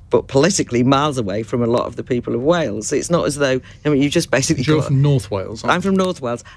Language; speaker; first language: English; native; English